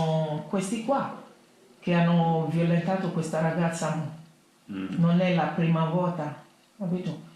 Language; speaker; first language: Italian; non-native, fluent; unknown